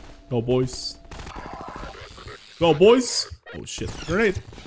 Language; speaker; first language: English; non-native, fluent; Spanish